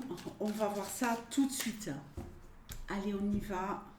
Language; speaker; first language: French; native; French